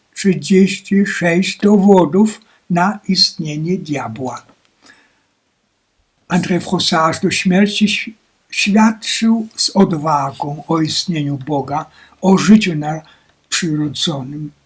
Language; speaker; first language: Polish; native; Polish